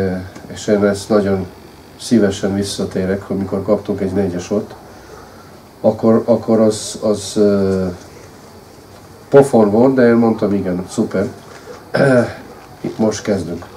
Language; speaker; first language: Hungarian; non-native, fluent; Serbian